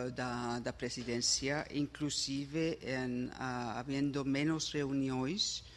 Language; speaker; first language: Portuguese; non-native, learner; Finnish